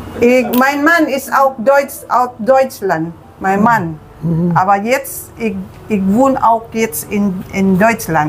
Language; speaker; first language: German; non-native, learner; Filipino